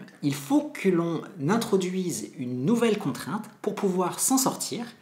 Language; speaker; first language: French; native; French